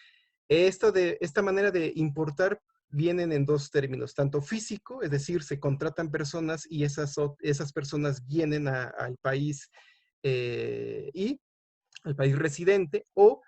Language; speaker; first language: Spanish; native; Spanish